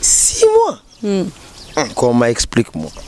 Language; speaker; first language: French; non-native, local second language; Rundi